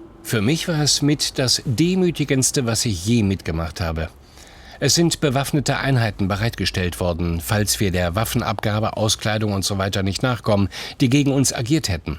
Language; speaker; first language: German; native; German